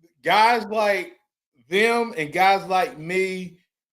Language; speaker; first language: English; native; English